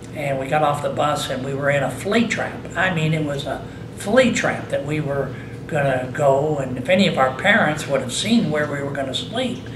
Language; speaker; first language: English; native; English